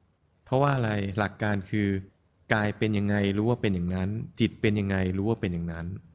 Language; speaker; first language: Thai; native; Thai